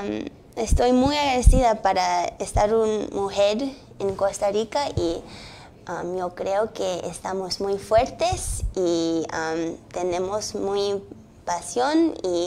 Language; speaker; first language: Spanish; early bilingual, heritage; English